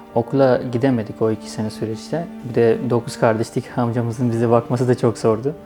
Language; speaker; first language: Turkish; non-native, fluent; Urdu